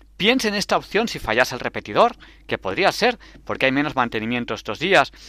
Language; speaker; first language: Spanish; native; Spanish